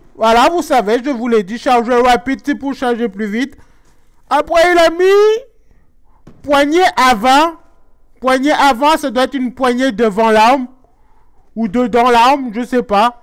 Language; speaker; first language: French; native; French